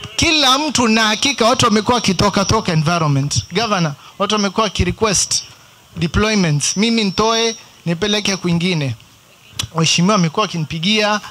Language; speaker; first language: Swahili; native; Swahili